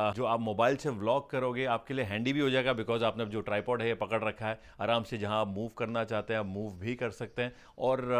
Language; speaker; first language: Hindi; native; Hindi